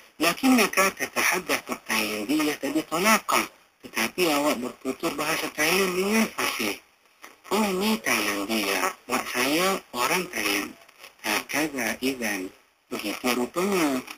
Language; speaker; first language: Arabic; non-native, fluent; Malay